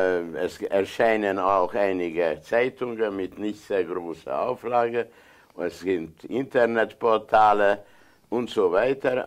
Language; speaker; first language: German; non-native, fluent; Hungarian